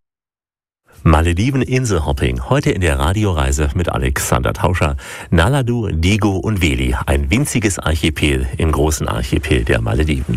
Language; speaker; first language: German; native; German